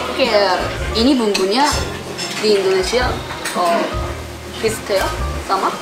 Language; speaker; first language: Indonesian; non-native, learner; Korean